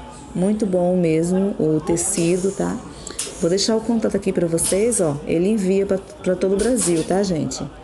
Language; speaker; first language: Portuguese; native; Portuguese